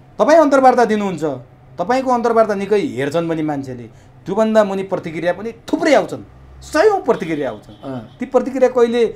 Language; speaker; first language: Nepali; native; Nepali